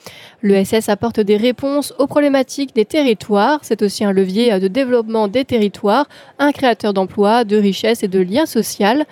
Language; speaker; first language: French; native; French